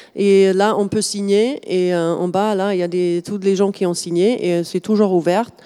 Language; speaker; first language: French; non-native, fluent; German